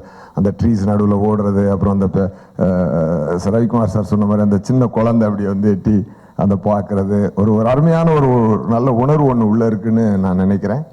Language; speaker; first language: Tamil; native; Tamil